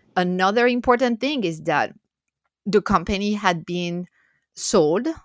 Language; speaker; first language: English; non-native, fluent; French